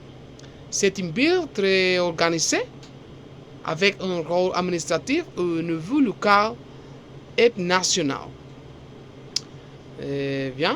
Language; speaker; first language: French; non-native, learner; Spanish